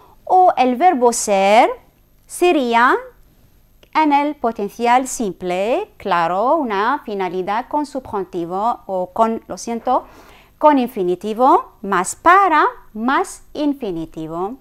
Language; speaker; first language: Spanish; non-native, fluent; Arabic